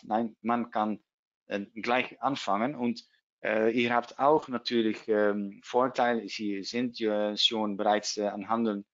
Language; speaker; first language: German; non-native, learner; Dutch